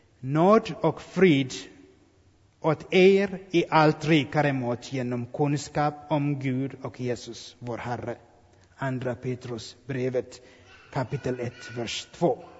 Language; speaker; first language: Swedish; non-native, fluent; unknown